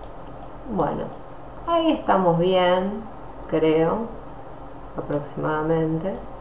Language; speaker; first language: Spanish; native; Spanish